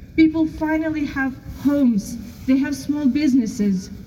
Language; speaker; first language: English; non-native, fluent; Ukrainian